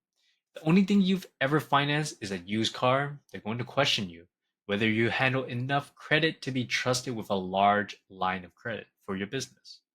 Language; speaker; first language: English; native; English